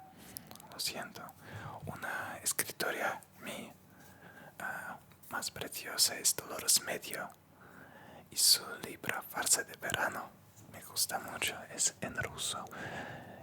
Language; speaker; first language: Spanish; non-native, learner; Russian